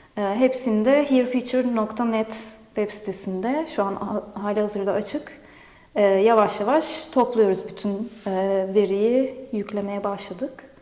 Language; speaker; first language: Turkish; native; Turkish